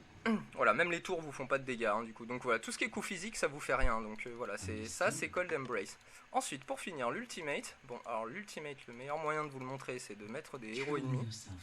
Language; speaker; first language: French; native; French